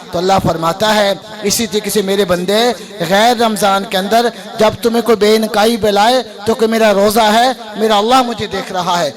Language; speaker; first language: Urdu; non-native, local second language; Punjabi